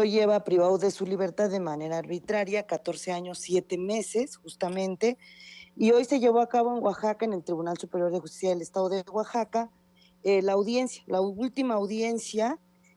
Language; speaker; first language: Spanish; native; Spanish